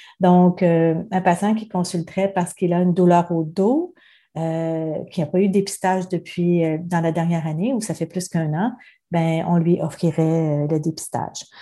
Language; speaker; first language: French; native; French